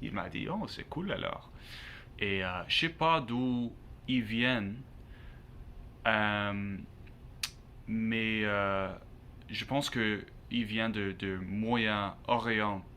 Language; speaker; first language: French; non-native, learner; English